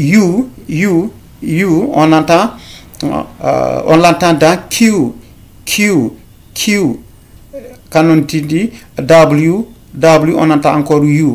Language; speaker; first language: French; non-native, local second language; Fula